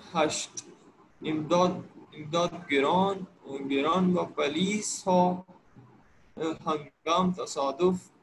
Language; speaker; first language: Persian; non-native, learner; Urdu